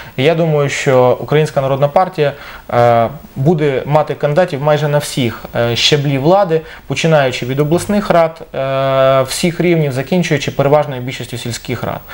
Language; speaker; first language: Ukrainian; native; Ukrainian